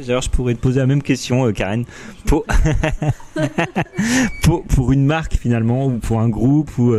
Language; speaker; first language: French; native; French